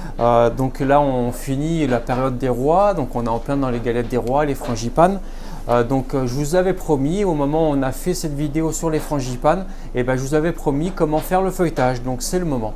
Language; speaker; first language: French; native; French